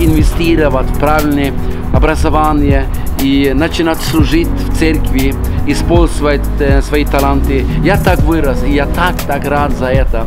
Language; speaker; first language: Russian; non-native, fluent; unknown